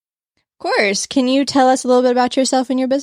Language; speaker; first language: English; native; English